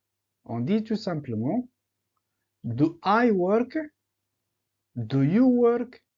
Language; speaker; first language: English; non-native, fluent; French